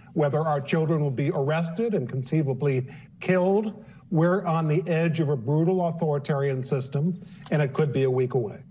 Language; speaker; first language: English; native; English